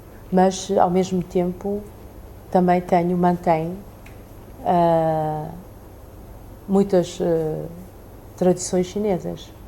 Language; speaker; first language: Portuguese; early bilingual, other home language; Chinese